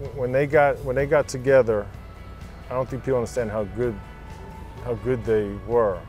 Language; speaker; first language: English; native; English